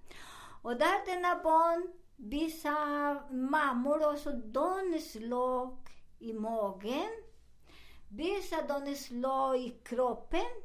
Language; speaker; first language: Swedish; non-native, learner; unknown